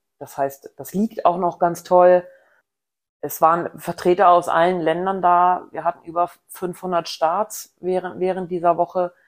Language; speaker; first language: German; native; German